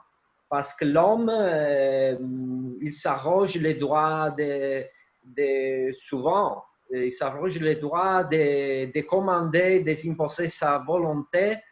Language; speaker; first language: French; non-native, fluent; Italian